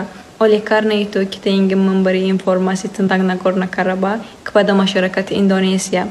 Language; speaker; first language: Indonesian; non-native, fluent; Azerbaijani